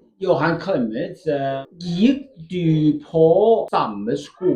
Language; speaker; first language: Norwegian; non-native, learner; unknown